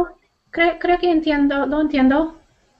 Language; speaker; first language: Spanish; non-native, learner; English